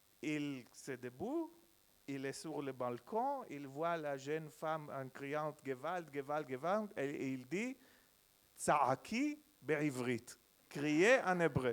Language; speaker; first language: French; non-native, learner; Hebrew